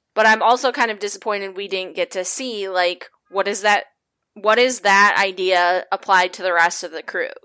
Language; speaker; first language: English; native; English